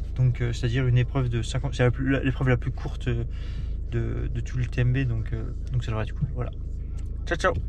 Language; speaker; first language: French; native; French